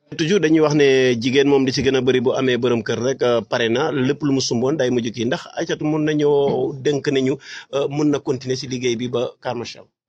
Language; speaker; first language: Wolof; non-native, local second language; Serer